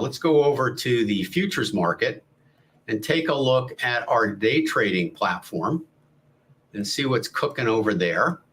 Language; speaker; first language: English; native; English